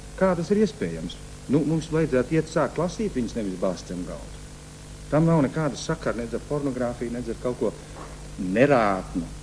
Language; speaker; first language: Latvian; early bilingual, heritage; Latvian